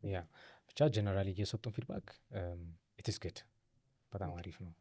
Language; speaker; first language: Amharic; native; Amharic